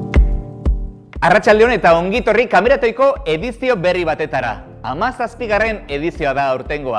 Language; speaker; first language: Basque; native; Basque